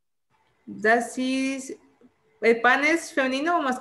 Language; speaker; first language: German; non-native, learner; Spanish